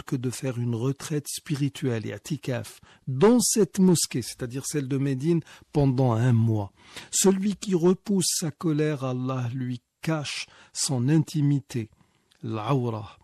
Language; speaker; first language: French; non-native, local second language; Arabic